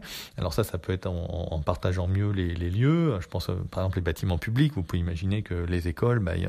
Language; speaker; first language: French; native; French